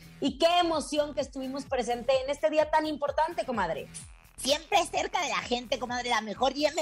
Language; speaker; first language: Spanish; native; Spanish